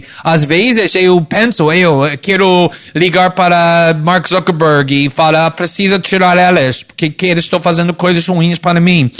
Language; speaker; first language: Portuguese; non-native, fluent; English